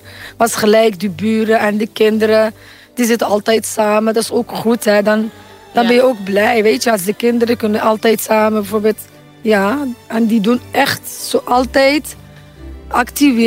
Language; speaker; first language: Dutch; non-native, learner; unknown